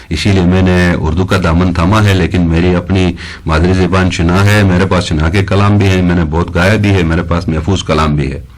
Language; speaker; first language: Urdu; non-native, local second language; Shina